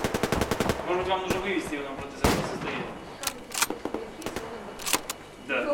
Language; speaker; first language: Russian; native; Russian